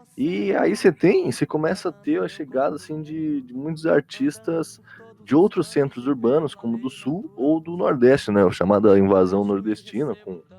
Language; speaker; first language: Portuguese; native; Portuguese